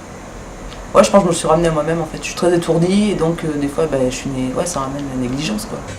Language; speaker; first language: French; native; French